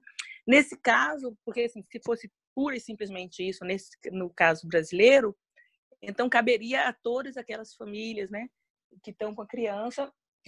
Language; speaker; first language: Portuguese; native; Portuguese